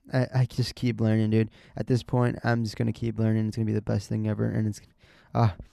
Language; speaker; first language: English; early bilingual, other home language; Spanish